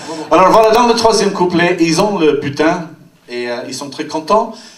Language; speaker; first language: French; non-native, fluent; English